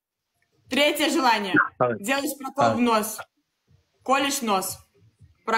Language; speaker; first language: Russian; native; Russian